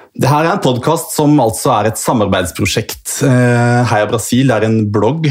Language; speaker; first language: Norwegian; native; Norwegian